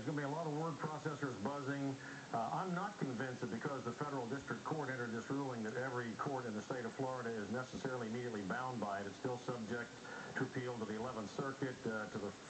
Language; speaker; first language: English; native; English